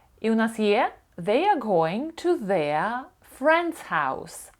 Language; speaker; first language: English; non-native, fluent; Ukrainian